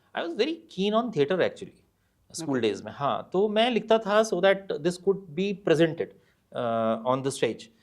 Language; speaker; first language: Hindi; native; Hindi